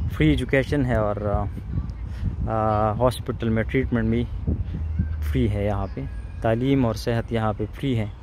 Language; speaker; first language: Urdu; native; Urdu